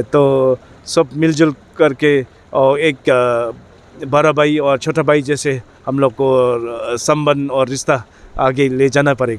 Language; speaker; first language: Hindi; non-native, fluent; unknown